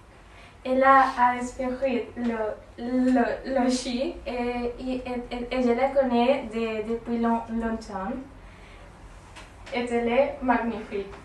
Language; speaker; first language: French; non-native, learner; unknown